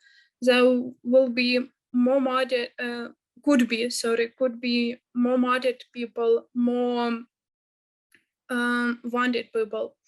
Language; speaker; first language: English; non-native, fluent; Ukrainian